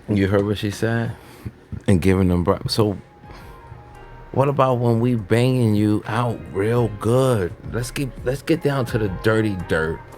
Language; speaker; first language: English; native; English